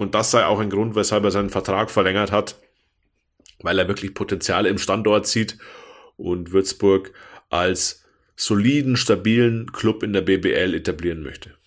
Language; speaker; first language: German; native; German